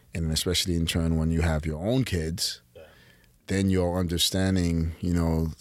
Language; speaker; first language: English; early bilingual, other home language; Haitian Creole